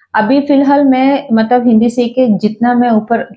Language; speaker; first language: Hindi; non-native, fluent; Sinhala